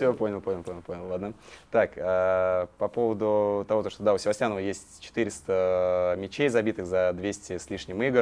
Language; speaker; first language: Russian; native; Russian